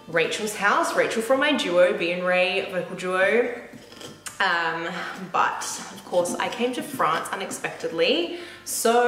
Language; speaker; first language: English; native; English